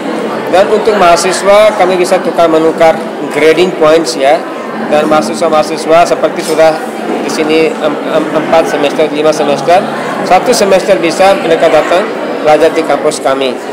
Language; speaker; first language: Indonesian; non-native, fluent; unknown